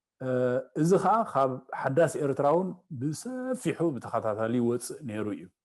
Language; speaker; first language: Tigrinya; native; Tigrinya